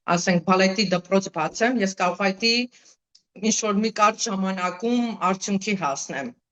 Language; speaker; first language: Armenian; native; Armenian